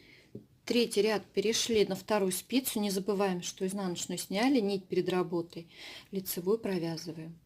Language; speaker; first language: Russian; native; Russian